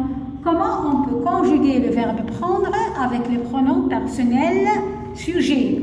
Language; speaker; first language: French; non-native, fluent; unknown